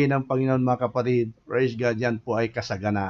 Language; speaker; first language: Filipino; native; Filipino